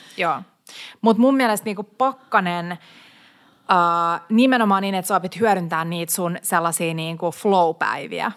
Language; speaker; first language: Finnish; native; Finnish